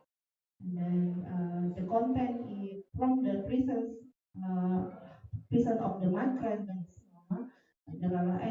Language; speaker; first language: English; non-native, learner; Indonesian